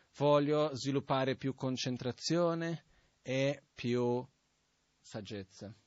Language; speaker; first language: Italian; non-native, fluent; Portuguese